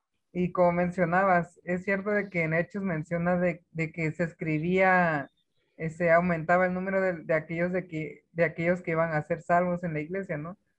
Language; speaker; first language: Spanish; native; Spanish